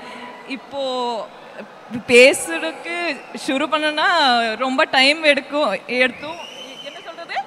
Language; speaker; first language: Tamil; non-native, learner; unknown